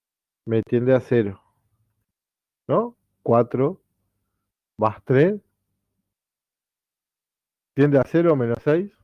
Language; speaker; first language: Spanish; native; Spanish